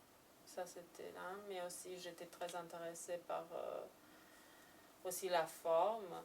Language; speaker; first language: French; non-native, fluent; Serbian